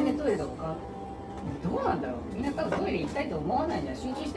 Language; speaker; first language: Japanese; native; Japanese